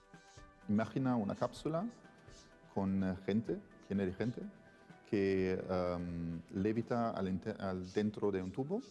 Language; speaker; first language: Spanish; non-native, fluent; Italian